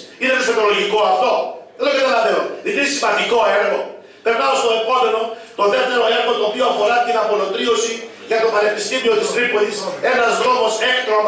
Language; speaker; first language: Greek; native; Greek